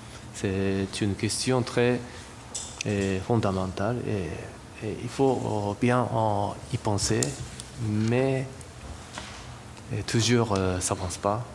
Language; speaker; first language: French; non-native, fluent; Japanese